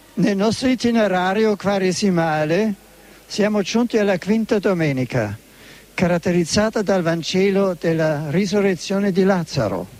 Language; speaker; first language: Italian; non-native, fluent; German